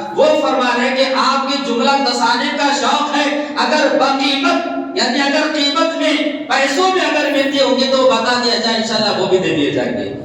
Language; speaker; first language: Urdu; native; Urdu